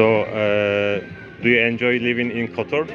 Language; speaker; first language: English; non-native, learner; Turkish